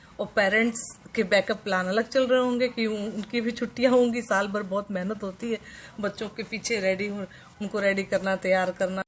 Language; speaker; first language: Hindi; non-native, local second language; Maithili